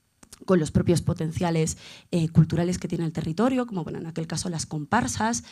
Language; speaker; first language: Spanish; native; Spanish